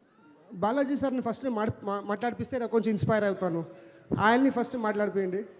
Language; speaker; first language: Telugu; non-native, learner; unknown